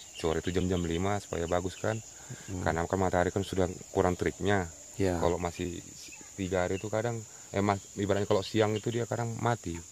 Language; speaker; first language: Indonesian; native; Indonesian